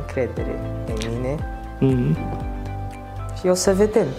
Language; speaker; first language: Romanian; non-native, learner; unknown